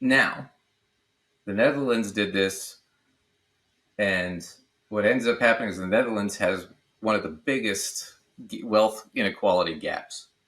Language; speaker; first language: English; native; English